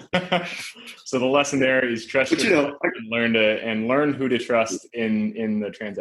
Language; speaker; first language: English; native; English